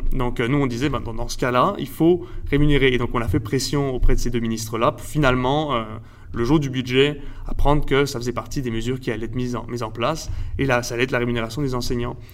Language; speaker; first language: French; early bilingual, other home language; Spanish